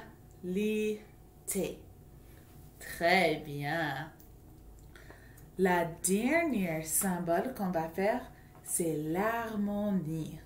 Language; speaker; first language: French; non-native, fluent; English